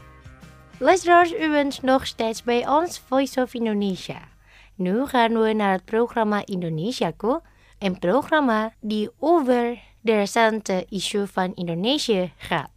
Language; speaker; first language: Dutch; non-native, learner; Indonesian